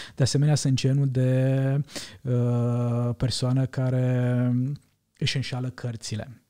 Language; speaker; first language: Romanian; non-native, local second language; Hungarian